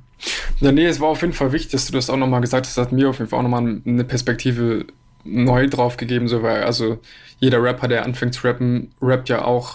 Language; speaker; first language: German; native; German